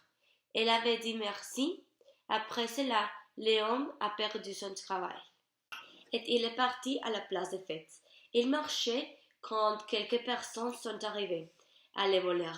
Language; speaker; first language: French; non-native, learner; Spanish